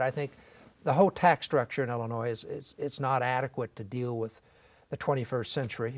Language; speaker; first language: English; native; English